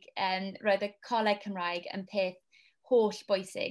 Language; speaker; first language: Welsh; non-native, local second language; English